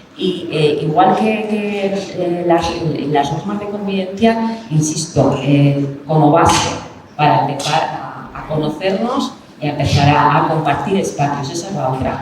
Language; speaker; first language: Spanish; native; Spanish